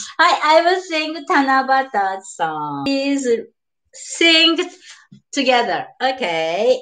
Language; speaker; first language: English; non-native, learner; Japanese